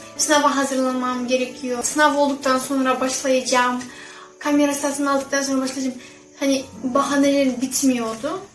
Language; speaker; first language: Turkish; non-native, fluent; Kazakh